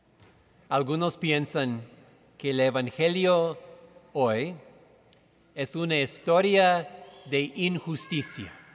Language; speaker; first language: Spanish; non-native, fluent; English